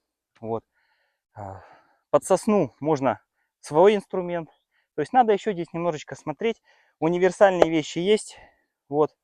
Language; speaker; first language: Russian; native; Russian